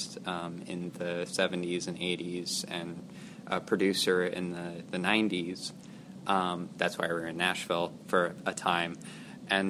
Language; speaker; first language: English; native; English